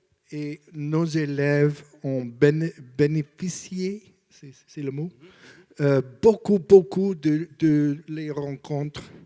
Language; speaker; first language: French; non-native, learner; English